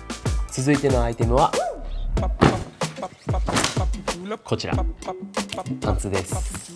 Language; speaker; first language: Japanese; native; Japanese